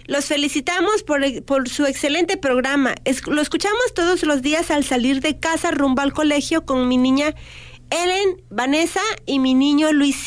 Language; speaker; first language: Spanish; native; Spanish